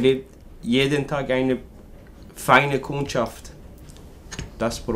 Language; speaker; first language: German; non-native, learner; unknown